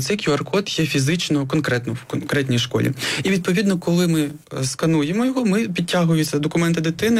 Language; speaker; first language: Ukrainian; native; Ukrainian